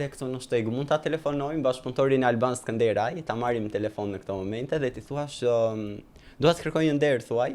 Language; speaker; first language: Albanian; native; Albanian